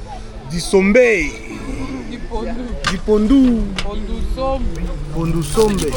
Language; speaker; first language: French; non-native, local second language; Swahili